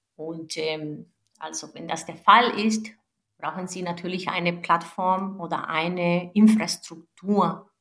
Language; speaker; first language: German; non-native, fluent; Spanish